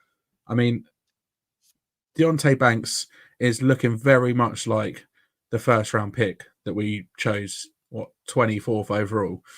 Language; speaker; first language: English; native; English